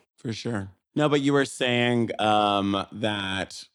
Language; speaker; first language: English; native; English